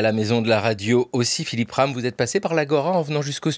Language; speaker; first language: French; native; French